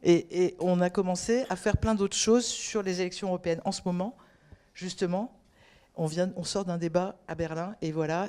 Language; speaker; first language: French; native; French